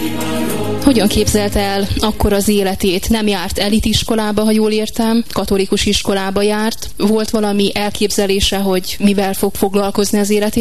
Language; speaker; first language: Hungarian; native; Hungarian